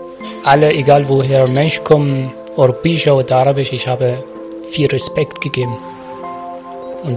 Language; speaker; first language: German; non-native, learner; Arabic